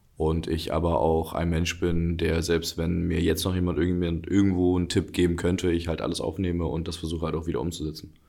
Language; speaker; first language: German; early bilingual, other home language; Russian